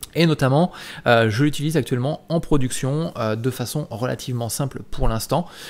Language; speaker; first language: French; native; French